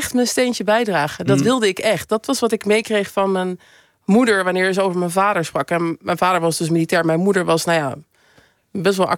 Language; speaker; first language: Dutch; native; Dutch